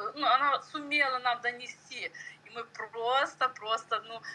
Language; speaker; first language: Russian; non-native, local second language; Ukrainian